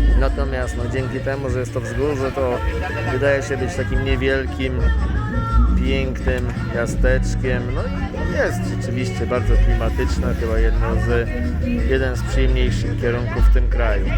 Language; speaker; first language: Polish; native; Polish